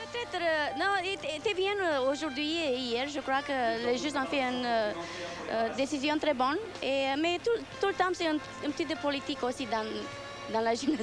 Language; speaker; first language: French; non-native, fluent; Romanian